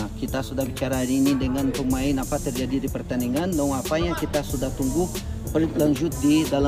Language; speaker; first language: Indonesian; non-native, learner; Portuguese